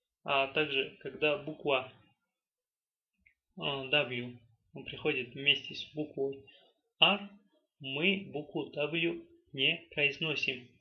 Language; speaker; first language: Russian; non-native, local second language; Tajik